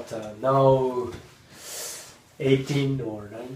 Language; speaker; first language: English; non-native, learner; Japanese